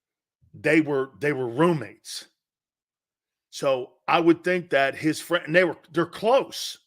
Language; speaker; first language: English; native; English